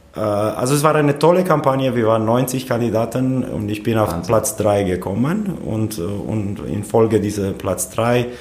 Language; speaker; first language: German; non-native, fluent; Romanian